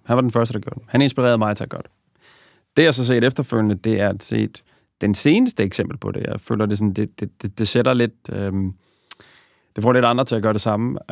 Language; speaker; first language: Danish; early bilingual, other home language; Bosnian